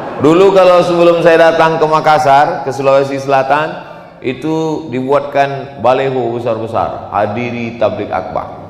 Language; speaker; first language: Indonesian; native; Indonesian